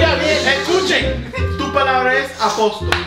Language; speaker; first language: Spanish; early bilingual, heritage; Spanish